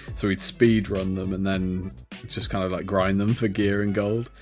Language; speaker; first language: English; native; English